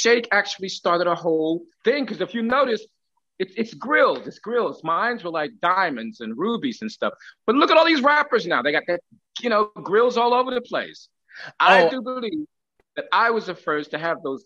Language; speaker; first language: English; native; English